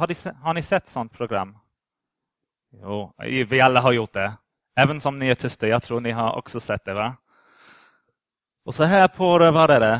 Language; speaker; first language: Swedish; non-native, fluent; English